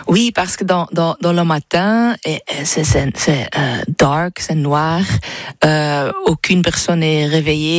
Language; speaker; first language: French; non-native, learner; English